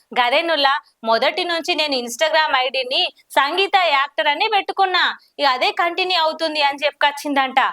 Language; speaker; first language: Telugu; native; Telugu